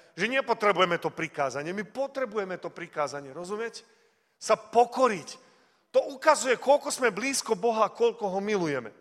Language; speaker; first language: Slovak; early bilingual, heritage; Slovak